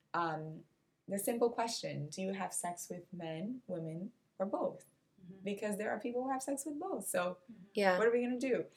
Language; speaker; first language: English; non-native, fluent; Portuguese